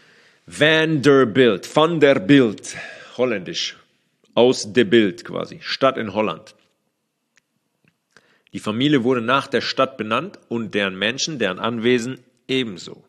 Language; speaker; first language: German; native; German